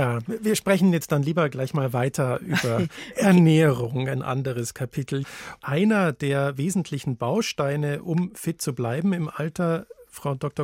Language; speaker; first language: German; native; German